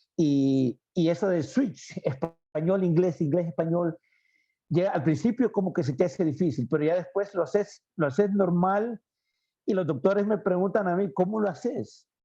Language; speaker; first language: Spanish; native; Spanish